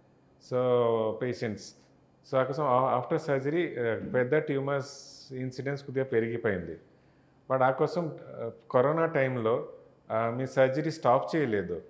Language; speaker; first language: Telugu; non-native, local second language; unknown